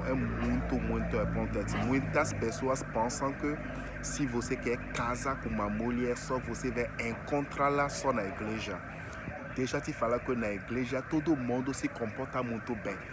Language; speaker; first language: Portuguese; non-native, fluent; French